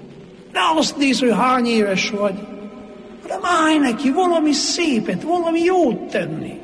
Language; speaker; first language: Hungarian; native; Hungarian